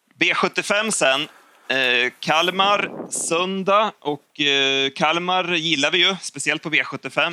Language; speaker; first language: Swedish; native; Swedish